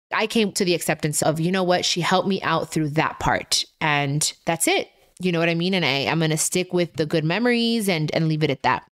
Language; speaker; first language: English; native; English